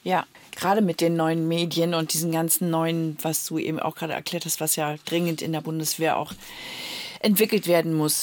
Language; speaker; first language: German; native; German